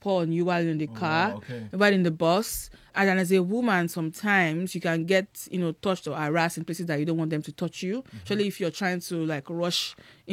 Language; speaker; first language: English; non-native, local second language; Yoruba